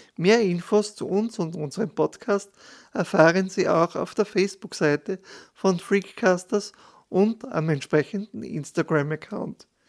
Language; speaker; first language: German; non-native, learner; Romanian